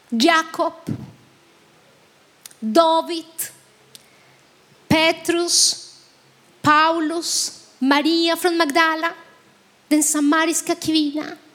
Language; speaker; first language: Swedish; non-native, fluent; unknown